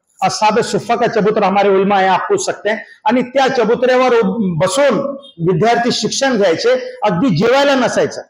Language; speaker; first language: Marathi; non-native, local second language; Urdu